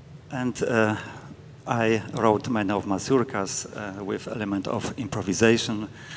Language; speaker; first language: English; non-native, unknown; Polish